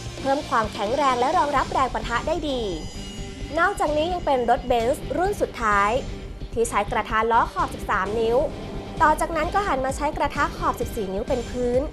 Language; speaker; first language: Thai; native; Thai